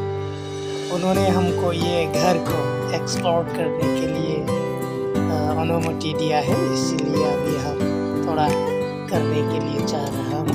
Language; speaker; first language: Hindi; non-native, local second language; Bodo